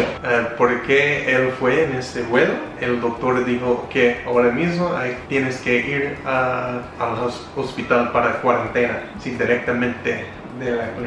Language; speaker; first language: Spanish; non-native, learner; English